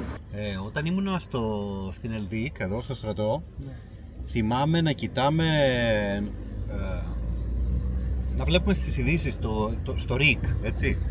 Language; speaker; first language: Greek; native; Greek